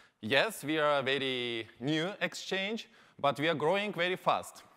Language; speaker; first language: English; non-native, learner; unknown